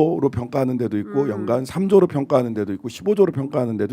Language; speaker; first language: Korean; native; Korean